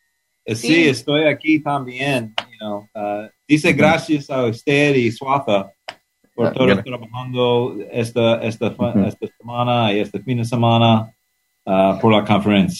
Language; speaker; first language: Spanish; non-native, learner; English